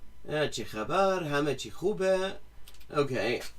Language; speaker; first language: Persian; non-native, learner; English